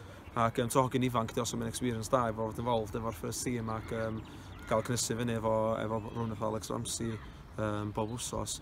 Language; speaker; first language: Welsh; native; Welsh